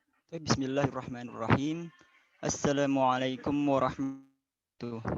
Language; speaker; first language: Arabic; non-native, learner; Indonesian